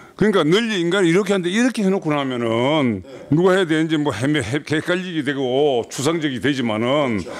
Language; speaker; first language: Korean; native; Korean